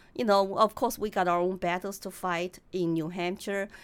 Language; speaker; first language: English; non-native, fluent; Chinese